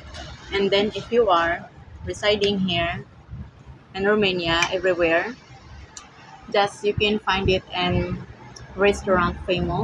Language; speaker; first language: English; non-native, learner; Filipino